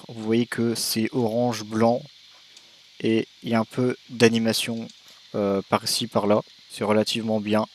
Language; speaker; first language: French; native; French